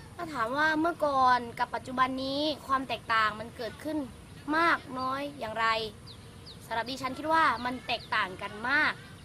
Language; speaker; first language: Thai; native; Thai